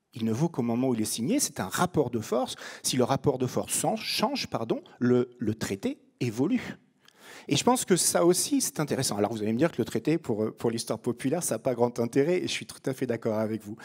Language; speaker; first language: French; native; French